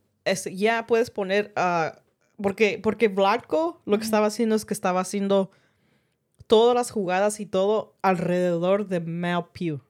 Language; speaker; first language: Spanish; early bilingual, heritage; Spanish